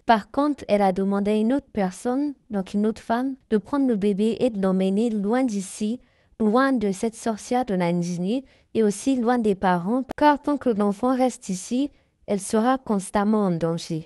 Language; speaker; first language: French; native; French